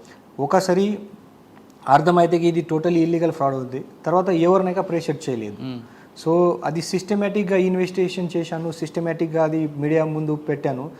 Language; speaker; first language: Telugu; non-native, learner; Marathi